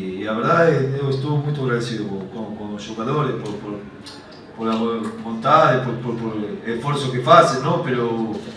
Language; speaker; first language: Portuguese; non-native, learner; Spanish